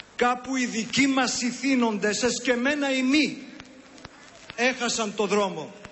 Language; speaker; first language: Greek; early bilingual, heritage; Greek